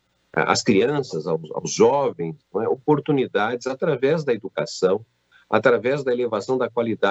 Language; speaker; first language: Portuguese; native; Portuguese